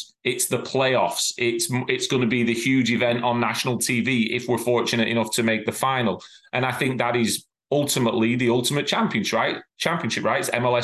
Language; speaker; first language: English; native; English